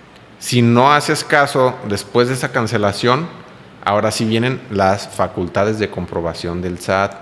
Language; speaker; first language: Spanish; native; Spanish